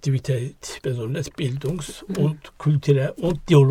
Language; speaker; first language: German; non-native, learner; Turkish